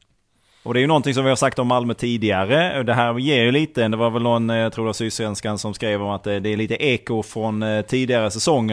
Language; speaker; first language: Swedish; native; Swedish